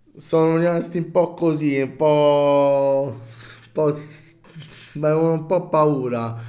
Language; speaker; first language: Italian; native; Italian